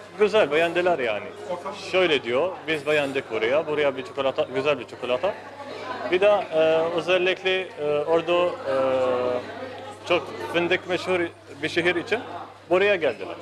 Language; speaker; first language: Turkish; non-native, learner; Arabic